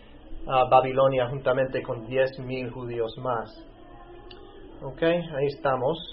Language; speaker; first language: Spanish; native; Spanish